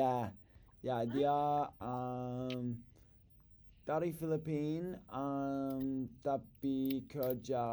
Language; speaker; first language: Indonesian; non-native, learner; English